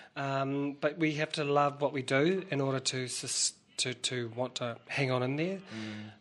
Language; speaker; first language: English; native; English